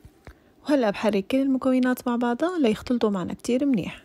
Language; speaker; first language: Arabic; native; Arabic